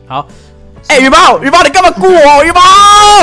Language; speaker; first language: Chinese; native; Chinese